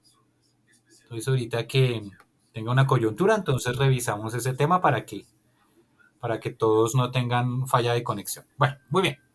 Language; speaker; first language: Spanish; native; Spanish